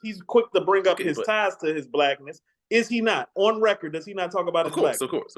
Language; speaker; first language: English; native; English